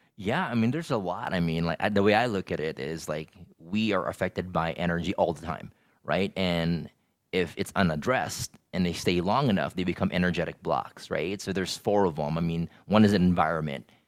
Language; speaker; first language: English; non-native, local second language; Filipino